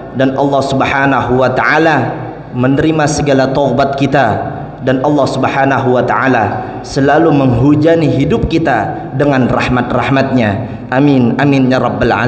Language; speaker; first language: Indonesian; native; Indonesian